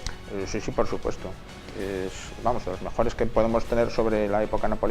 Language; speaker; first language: Spanish; native; Spanish